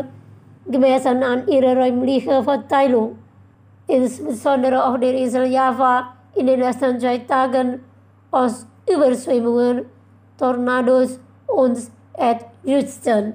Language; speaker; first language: German; non-native, fluent; Indonesian